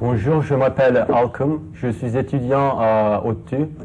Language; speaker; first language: French; non-native, learner; Turkish